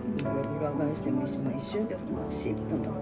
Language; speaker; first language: Japanese; native; Japanese